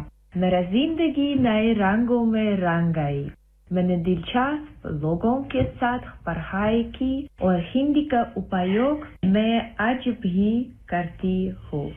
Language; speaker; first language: Hindi; non-native, fluent; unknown